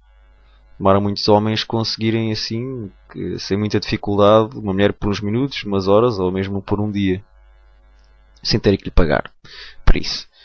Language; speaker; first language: Portuguese; native; Portuguese